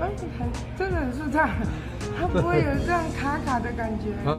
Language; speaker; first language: Chinese; native; Chinese